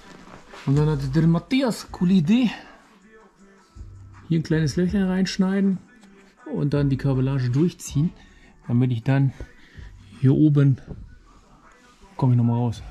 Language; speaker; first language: German; native; German